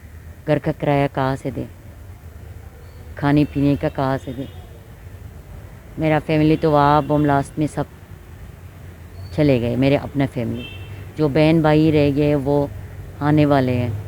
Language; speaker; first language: Hindi; non-native, fluent; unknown